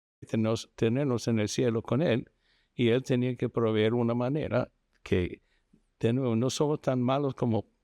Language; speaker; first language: Spanish; non-native, fluent; English